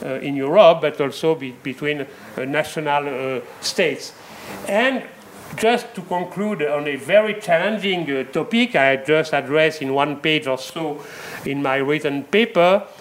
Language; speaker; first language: English; non-native, fluent; French